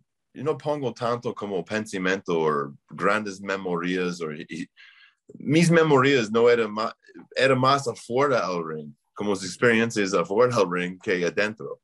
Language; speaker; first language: Spanish; non-native, learner; English